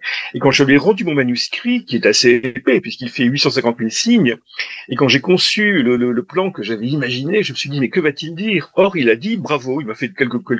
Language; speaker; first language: French; native; French